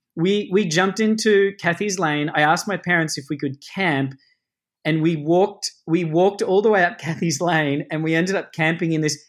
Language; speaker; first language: English; native; English